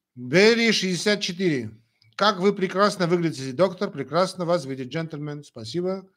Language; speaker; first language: Russian; non-native, local second language; Armenian